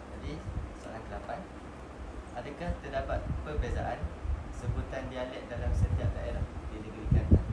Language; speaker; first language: Malay; native; Malay